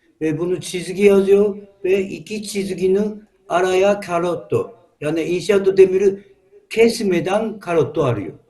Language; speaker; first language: Turkish; non-native, learner; Japanese